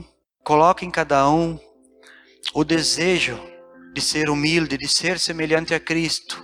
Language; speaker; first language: Portuguese; native; Portuguese